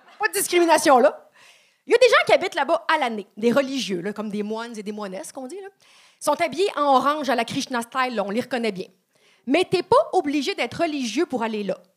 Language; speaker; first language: French; native; French